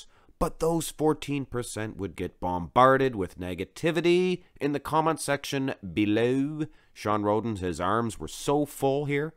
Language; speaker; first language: English; native; English